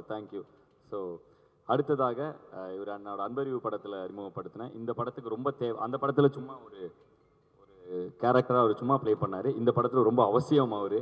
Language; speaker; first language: Tamil; native; Tamil